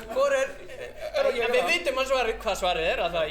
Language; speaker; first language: Icelandic; non-native, fluent; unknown